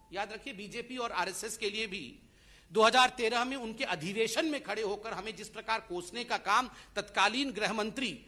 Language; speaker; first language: Hindi; non-native, local second language; Odia